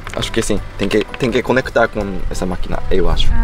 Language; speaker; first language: Portuguese; non-native, learner; Japanese